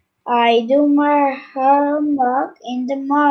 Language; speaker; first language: English; non-native, learner; Turkish